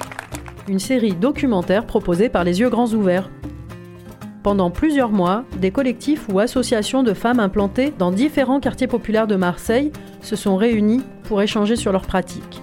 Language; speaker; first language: French; native; French